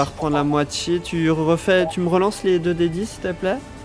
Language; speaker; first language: French; native; French